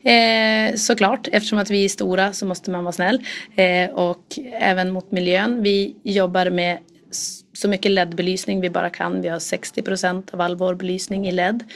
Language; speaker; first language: Swedish; native; Swedish